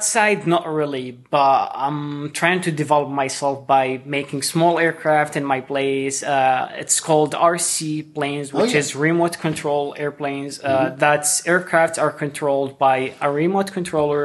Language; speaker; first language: English; non-native, fluent; Arabic